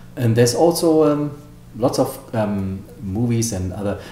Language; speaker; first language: English; non-native, fluent; German